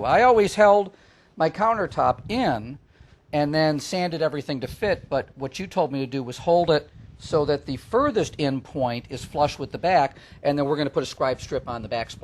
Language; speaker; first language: English; native; English